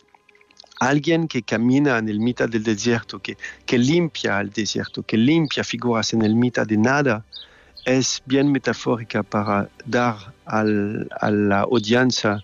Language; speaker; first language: Spanish; non-native, learner; French